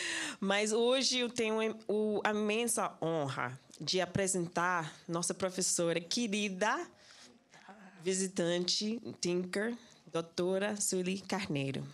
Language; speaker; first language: Portuguese; non-native, fluent; English